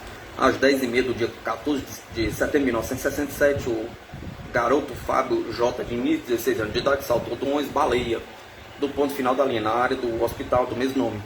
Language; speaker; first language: Portuguese; native; Portuguese